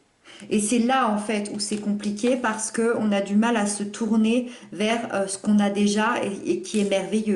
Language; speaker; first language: French; native; French